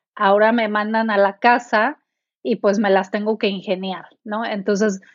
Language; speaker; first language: Spanish; native; Spanish